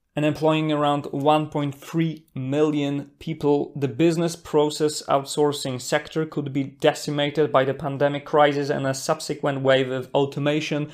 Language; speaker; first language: English; non-native, fluent; Polish